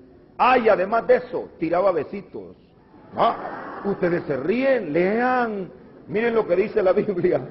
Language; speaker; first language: Spanish; native; Spanish